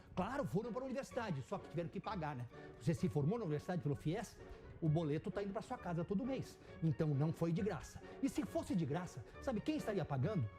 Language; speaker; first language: Portuguese; native; Portuguese